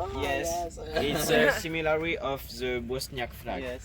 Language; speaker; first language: English; non-native, learner; French